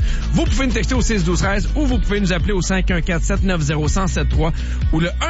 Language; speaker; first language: French; native; French